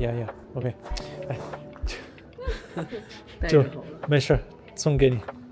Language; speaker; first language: Chinese; non-native, fluent; Arabic